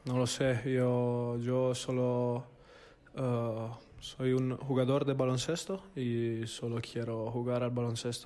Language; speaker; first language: Spanish; non-native, learner; Italian